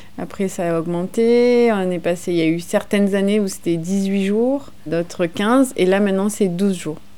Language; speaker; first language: French; native; French